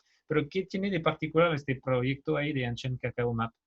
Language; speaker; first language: Spanish; native; Spanish